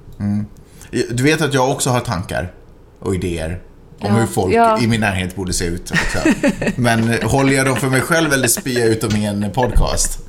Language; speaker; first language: Swedish; native; Swedish